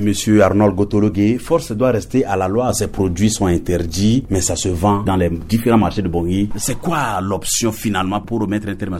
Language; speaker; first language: French; non-native, local second language; Sango